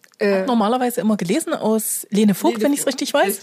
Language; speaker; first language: German; native; German